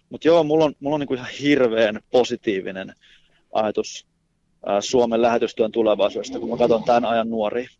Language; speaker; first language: Finnish; native; Finnish